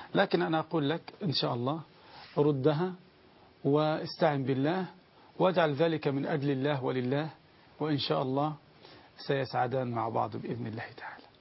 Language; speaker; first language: Arabic; native; Arabic